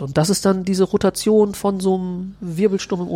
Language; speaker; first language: German; native; German